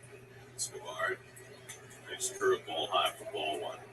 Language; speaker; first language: English; native; English